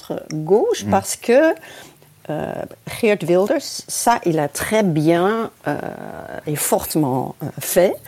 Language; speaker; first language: French; non-native, fluent; Dutch